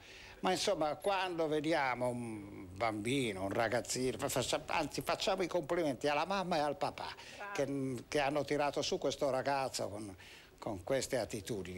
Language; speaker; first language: Italian; native; Italian